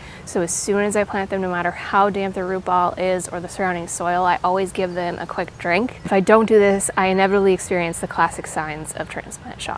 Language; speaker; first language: English; native; English